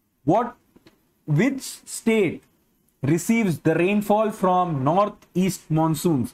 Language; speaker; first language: English; non-native, local second language; Bangla